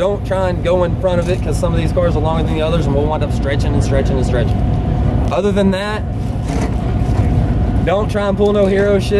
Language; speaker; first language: English; native; English